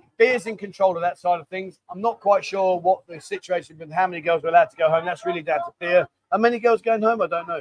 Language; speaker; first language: English; native; English